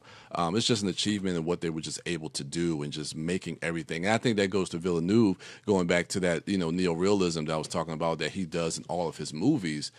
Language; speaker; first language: English; native; English